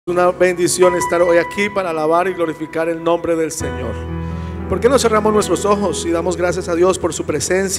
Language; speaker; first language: Spanish; native; Spanish